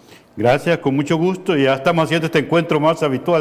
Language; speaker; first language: Spanish; native; Spanish